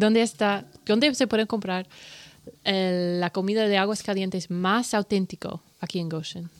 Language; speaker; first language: Spanish; non-native, learner; English